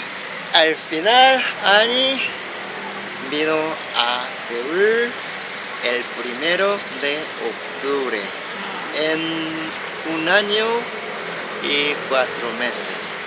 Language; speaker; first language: Spanish; non-native, fluent; Korean